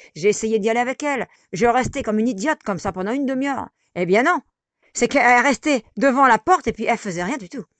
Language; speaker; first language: French; native; French